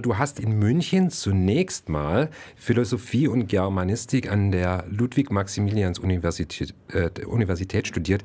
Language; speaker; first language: German; native; German